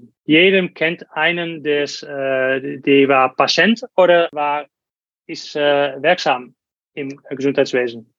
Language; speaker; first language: German; non-native, learner; Dutch